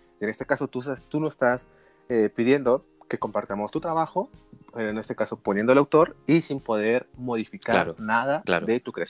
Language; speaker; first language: Spanish; native; Spanish